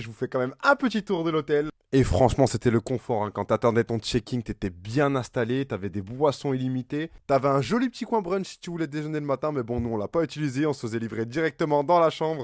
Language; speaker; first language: French; native; French